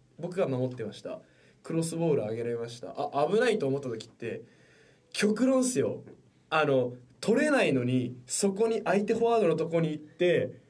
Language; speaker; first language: Japanese; native; Japanese